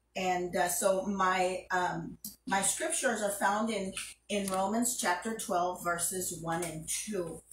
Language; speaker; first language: English; early bilingual, other home language; Spanish